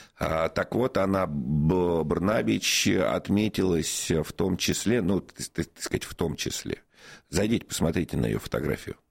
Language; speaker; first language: Russian; native; Russian